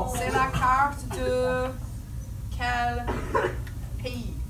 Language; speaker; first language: French; non-native, fluent; English